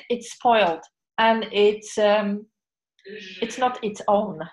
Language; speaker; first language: English; non-native, fluent; Polish